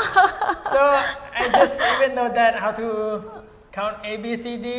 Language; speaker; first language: English; non-native, fluent; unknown